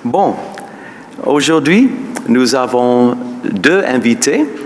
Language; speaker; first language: French; non-native, fluent; English